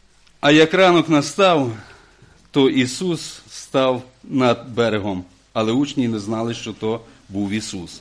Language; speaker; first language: Polish; non-native, learner; Ukrainian